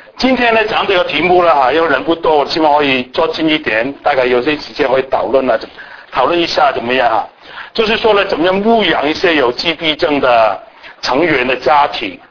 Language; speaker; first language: Chinese; non-native, local second language; Cantonese